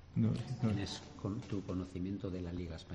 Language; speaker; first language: Spanish; native; Spanish